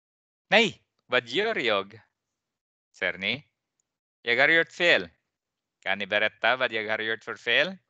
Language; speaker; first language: Swedish; non-native, fluent; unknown